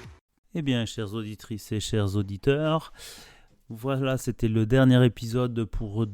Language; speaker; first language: French; native; French